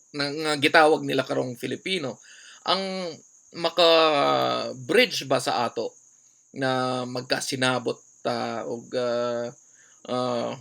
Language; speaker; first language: Cebuano; non-native, local second language; Pampanga